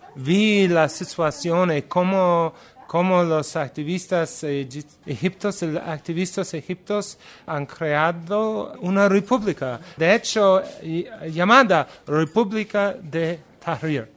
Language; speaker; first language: Spanish; non-native, learner; English